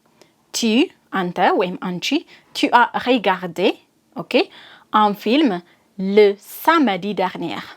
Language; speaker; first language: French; non-native, fluent; Amharic